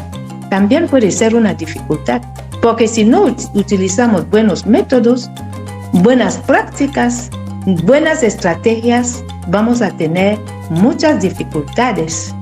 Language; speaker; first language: Spanish; non-native, fluent; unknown